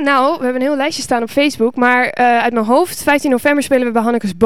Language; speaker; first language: Dutch; native; Dutch